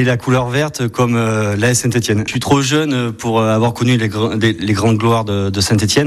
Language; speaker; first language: French; native; French